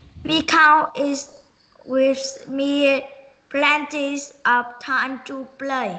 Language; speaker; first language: English; non-native, learner; Vietnamese